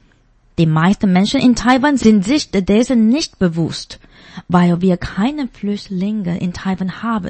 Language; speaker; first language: German; non-native, fluent; Chinese